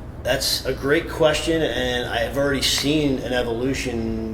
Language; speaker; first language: English; native; English